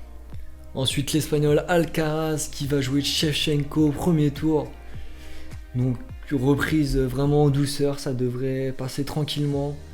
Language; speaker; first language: French; native; French